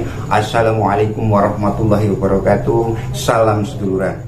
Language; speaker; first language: Indonesian; native; Indonesian